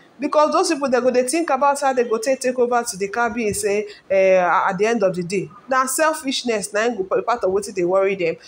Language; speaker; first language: Nigerian Pidgin; non-native, local second language; Yoruba